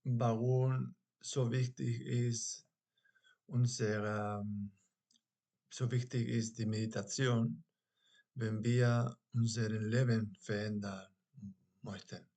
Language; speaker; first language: German; non-native, fluent; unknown